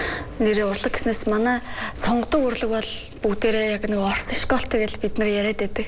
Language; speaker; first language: Mongolian; native; Mongolian